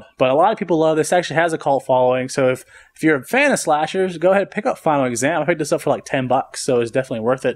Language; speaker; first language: English; native; English